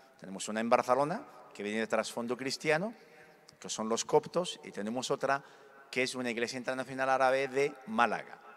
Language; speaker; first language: Spanish; early bilingual, other home language; Berber languages